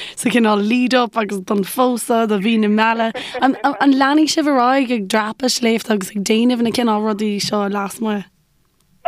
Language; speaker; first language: Irish; native; Irish